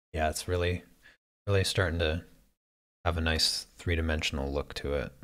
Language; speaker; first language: English; native; English